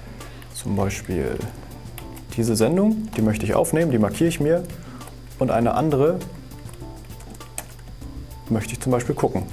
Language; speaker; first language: German; native; German